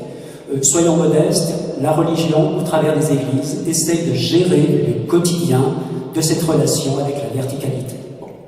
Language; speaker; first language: French; native; French